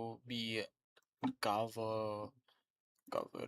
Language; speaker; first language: Russian; non-native, learner; English